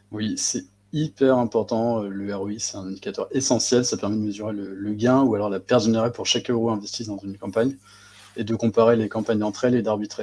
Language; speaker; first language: French; native; French